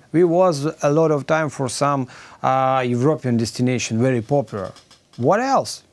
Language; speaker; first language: English; non-native, learner; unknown